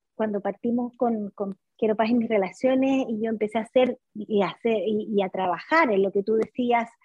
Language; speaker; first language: Spanish; native; Spanish